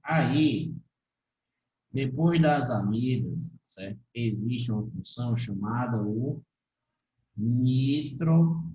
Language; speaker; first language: Portuguese; native; Portuguese